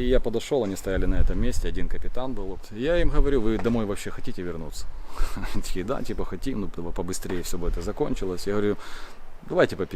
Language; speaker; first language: Russian; native; Russian